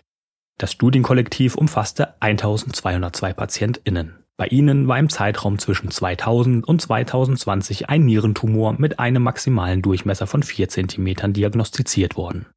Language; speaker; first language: German; native; German